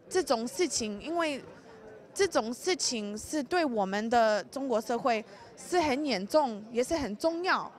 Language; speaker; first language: Chinese; early bilingual, heritage; English